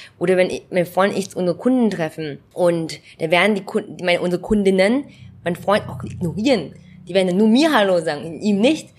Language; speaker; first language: German; early bilingual, other home language; Vietnamese